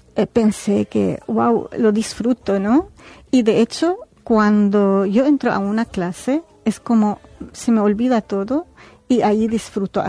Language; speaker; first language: Spanish; non-native, fluent; Arabic